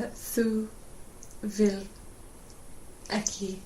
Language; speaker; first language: Icelandic; non-native, learner; English